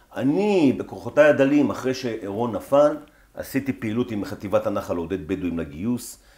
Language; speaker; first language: Hebrew; native; Hebrew